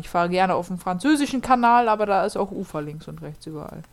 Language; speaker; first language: German; native; German